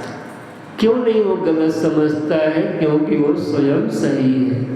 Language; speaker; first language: Hindi; native; Hindi